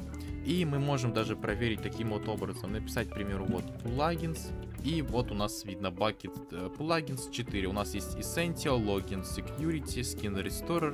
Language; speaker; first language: Russian; native; Russian